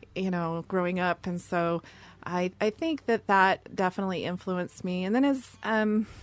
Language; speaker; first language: English; native; English